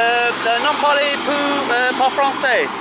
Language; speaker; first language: French; non-native, learner; English